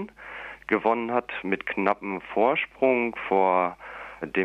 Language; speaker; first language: German; native; German